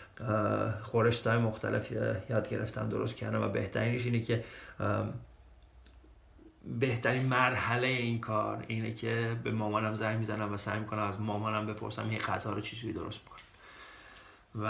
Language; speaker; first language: Persian; early bilingual, heritage; Persian